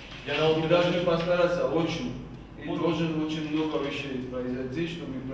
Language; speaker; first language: Russian; non-native, fluent; Georgian